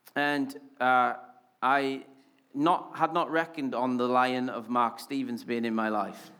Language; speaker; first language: English; native; English